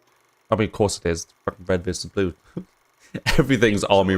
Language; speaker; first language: English; native; English